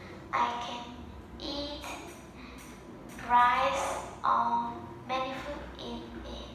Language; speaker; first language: English; non-native, learner; Vietnamese